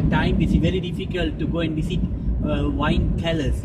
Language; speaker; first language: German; non-native, learner; Kannada